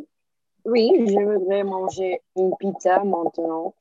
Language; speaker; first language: French; non-native, learner; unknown